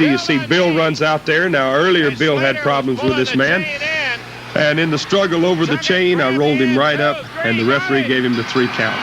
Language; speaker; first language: English; native; English